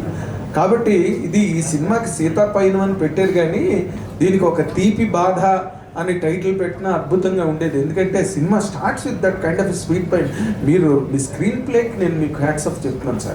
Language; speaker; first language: Telugu; native; Telugu